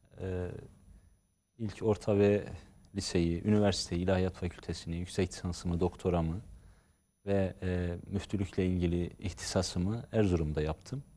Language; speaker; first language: Turkish; native; Turkish